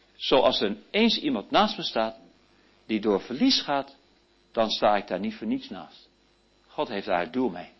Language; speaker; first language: Dutch; early bilingual, heritage; Dutch